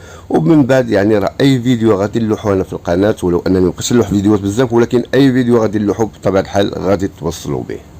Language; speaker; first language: Arabic; native; Arabic